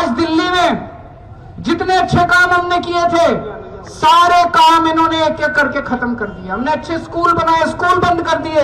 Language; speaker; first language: Hindi; native; Hindi